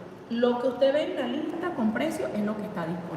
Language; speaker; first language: Spanish; native; Spanish